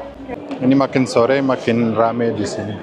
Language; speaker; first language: Indonesian; non-native, fluent; Arabic